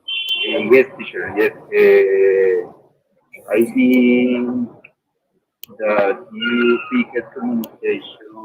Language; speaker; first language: English; non-native, learner; Spanish